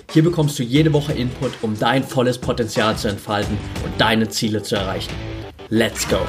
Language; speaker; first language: German; native; German